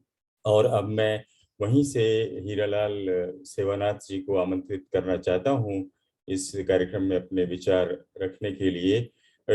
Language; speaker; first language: Hindi; native; Hindi